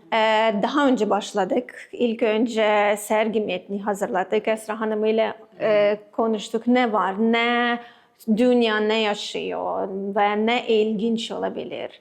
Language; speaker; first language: Turkish; non-native, learner; Russian